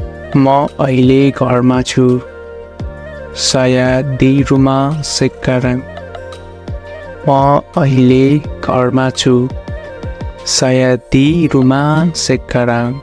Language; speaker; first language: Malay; non-native, fluent; Nepali